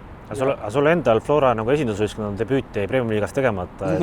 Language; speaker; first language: Estonian; native; Estonian